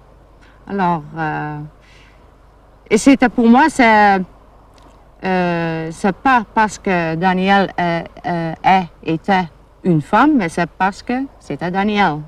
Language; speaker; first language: French; non-native, fluent; German